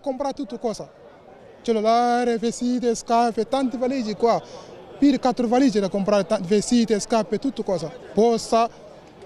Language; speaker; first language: Italian; non-native, learner; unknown